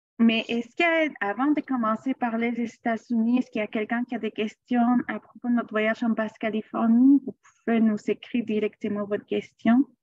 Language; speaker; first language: French; non-native, fluent; Spanish